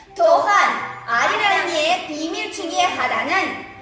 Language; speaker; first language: Korean; non-native, fluent; Uzbek